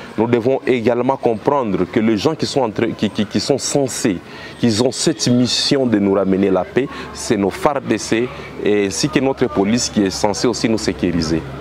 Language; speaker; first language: French; non-native, local second language; Swahili